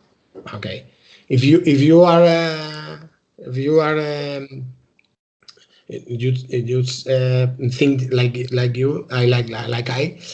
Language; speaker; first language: English; non-native, learner; Spanish